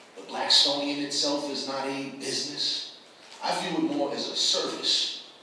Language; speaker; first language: English; native; English